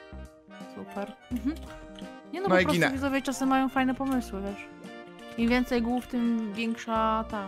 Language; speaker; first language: Polish; native; Polish